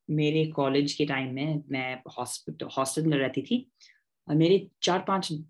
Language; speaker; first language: Hindi; non-native, fluent; English